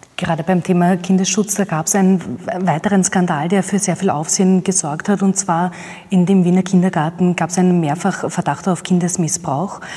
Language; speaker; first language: German; native; German